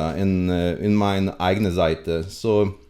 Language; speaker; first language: German; non-native, learner; Swedish